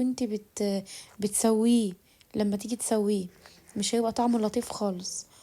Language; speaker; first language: Arabic; native; Arabic